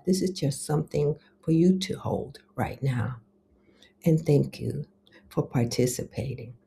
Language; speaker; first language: English; native; English